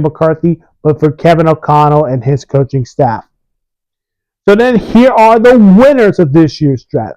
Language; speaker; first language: English; early bilingual, other home language; Spanish